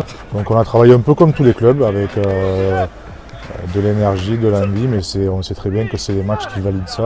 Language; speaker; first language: French; native; French